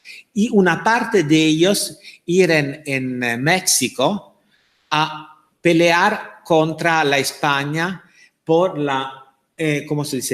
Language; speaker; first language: Spanish; non-native, fluent; Italian